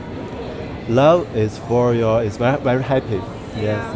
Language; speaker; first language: English; non-native, learner; Chinese